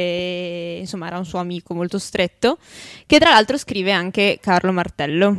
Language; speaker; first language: Italian; native; Italian